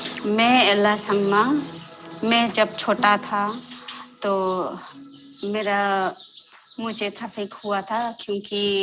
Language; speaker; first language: Hindi; non-native, local second language; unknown